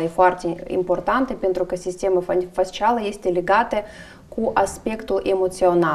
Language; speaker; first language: Romanian; non-native, learner; Russian